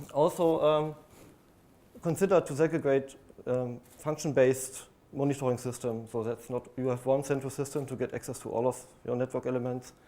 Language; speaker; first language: English; non-native, fluent; German